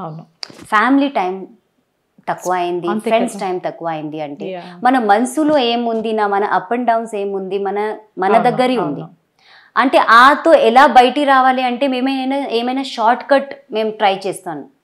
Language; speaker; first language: Telugu; non-native, local second language; Hindi